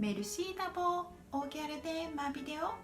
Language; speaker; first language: French; non-native, learner; Japanese